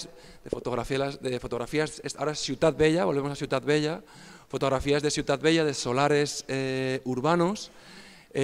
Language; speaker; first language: Spanish; native; Spanish